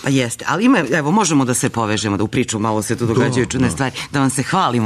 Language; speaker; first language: Serbian; native; Serbian